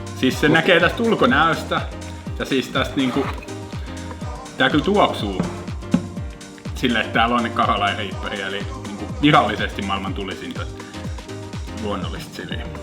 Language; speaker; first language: Finnish; native; Finnish